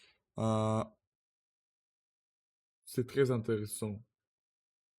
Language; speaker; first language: French; non-native, learner; Russian